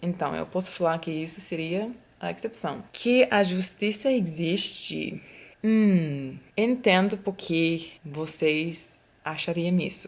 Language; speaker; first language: Portuguese; non-native, fluent; English